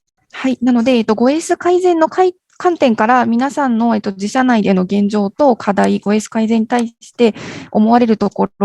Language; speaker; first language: Japanese; native; Japanese